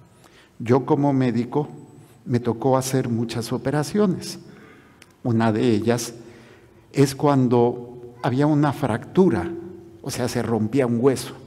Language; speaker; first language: Spanish; native; Spanish